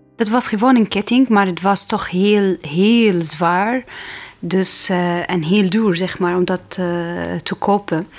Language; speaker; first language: Dutch; non-native, fluent; Arabic